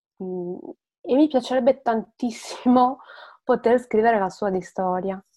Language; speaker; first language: Italian; early bilingual, other home language; Arabic